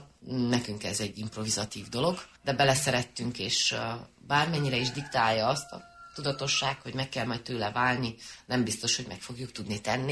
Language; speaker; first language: Hungarian; native; Hungarian